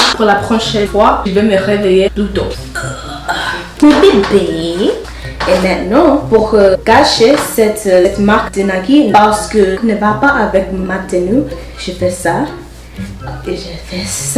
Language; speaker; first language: French; non-native, learner; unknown